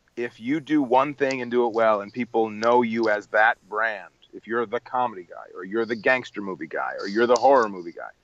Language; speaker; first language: English; native; English